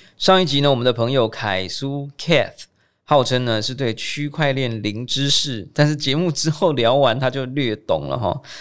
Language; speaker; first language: Chinese; native; Chinese